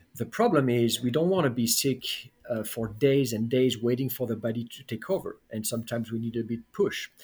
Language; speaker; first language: English; non-native, fluent; French